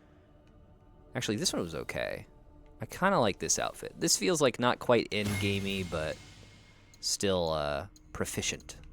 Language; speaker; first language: English; native; English